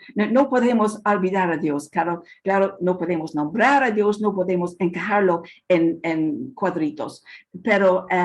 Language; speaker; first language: Spanish; non-native, fluent; English